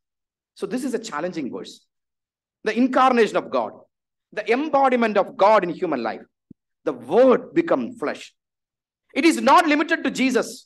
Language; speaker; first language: English; non-native, local second language; Malayalam